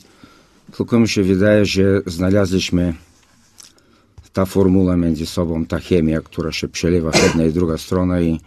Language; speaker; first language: Polish; non-native, fluent; Bulgarian